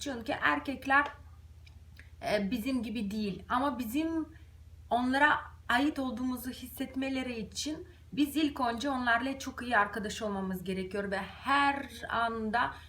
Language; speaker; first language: Turkish; non-native, fluent; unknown